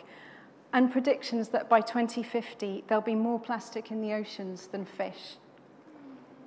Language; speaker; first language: English; native; English